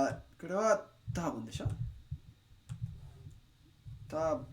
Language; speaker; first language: Japanese; non-native, learner; English